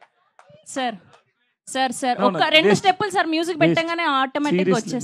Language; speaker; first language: Telugu; native; Telugu